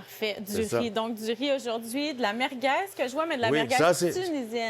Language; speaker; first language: French; native; French